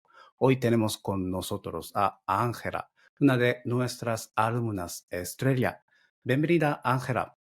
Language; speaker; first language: Spanish; non-native, fluent; Japanese